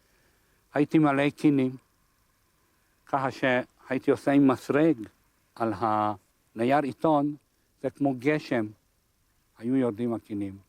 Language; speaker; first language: Hebrew; non-native, fluent; Hungarian